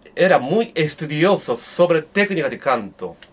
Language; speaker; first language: Spanish; non-native, learner; Japanese